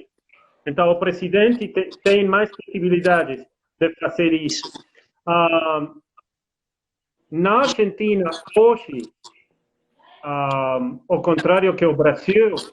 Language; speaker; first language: Portuguese; non-native, fluent; Spanish